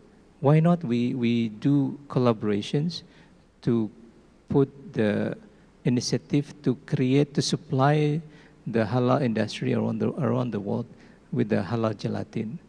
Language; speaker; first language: English; non-native, fluent; Indonesian